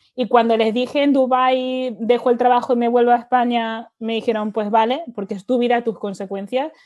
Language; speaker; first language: Spanish; native; Spanish